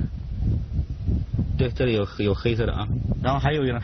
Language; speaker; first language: Chinese; native; Chinese